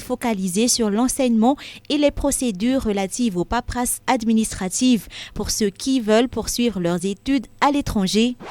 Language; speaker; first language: French; non-native, local second language; Malagasy